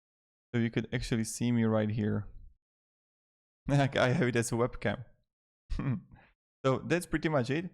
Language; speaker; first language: English; non-native, fluent; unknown